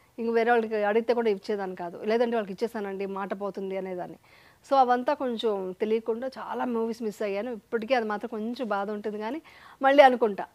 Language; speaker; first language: Telugu; native; Telugu